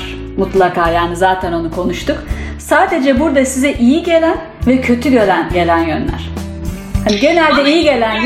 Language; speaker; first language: Turkish; native; Turkish